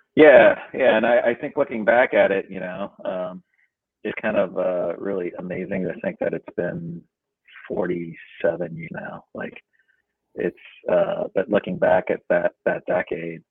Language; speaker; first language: English; native; English